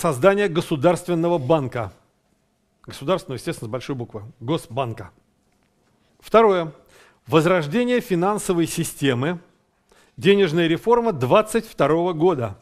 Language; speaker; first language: Russian; native; Russian